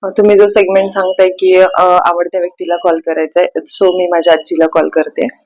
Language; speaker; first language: Marathi; native; Marathi